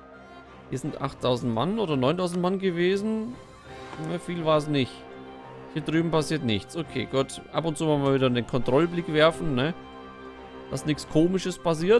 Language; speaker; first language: German; native; German